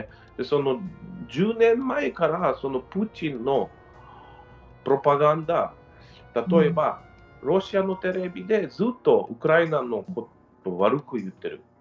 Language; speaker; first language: Japanese; non-native, learner; Ukrainian